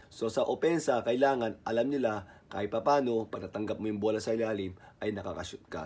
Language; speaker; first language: Filipino; native; Filipino